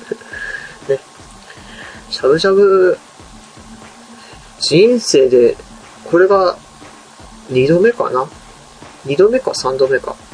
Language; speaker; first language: Japanese; native; Japanese